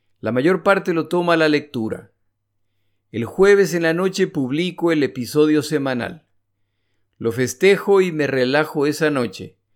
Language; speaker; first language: Spanish; native; Spanish